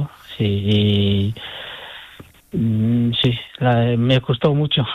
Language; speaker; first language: Spanish; non-native, fluent; Chinese